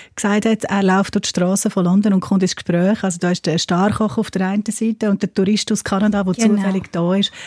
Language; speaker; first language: German; non-native, fluent; English